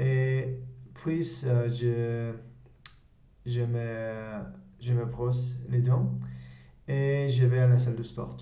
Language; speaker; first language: French; non-native, learner; Spanish